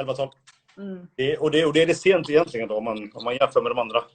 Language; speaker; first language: Swedish; early bilingual, other home language; Somali